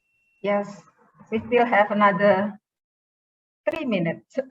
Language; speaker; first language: English; non-native, fluent; Indonesian